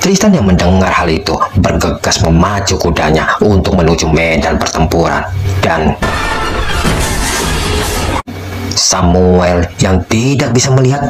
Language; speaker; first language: Indonesian; native; Indonesian